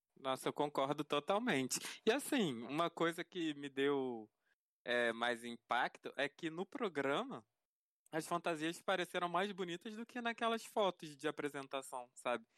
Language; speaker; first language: Portuguese; native; Portuguese